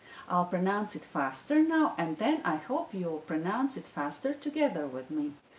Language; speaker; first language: English; non-native, fluent; Latvian